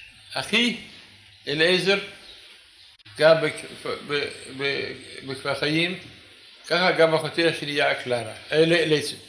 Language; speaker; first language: Hebrew; non-native, fluent; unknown